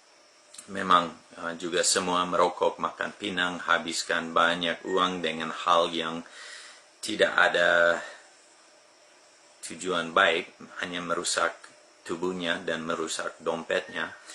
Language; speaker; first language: Indonesian; non-native, fluent; English